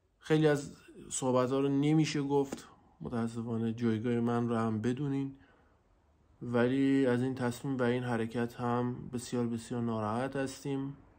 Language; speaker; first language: Persian; non-native, local second language; Central Kurdish